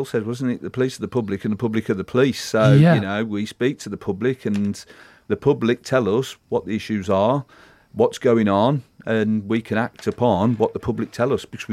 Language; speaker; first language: English; native; English